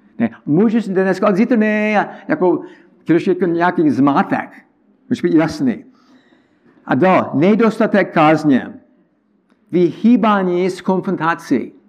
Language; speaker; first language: Czech; non-native, learner; English